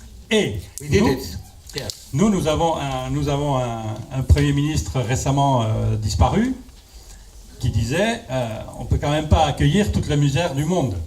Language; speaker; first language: French; native; French